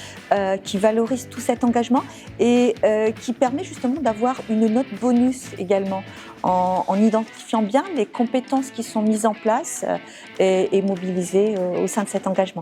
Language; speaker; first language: French; native; French